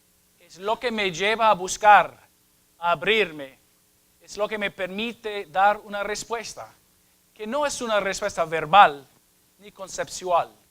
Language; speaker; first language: Spanish; non-native, fluent; English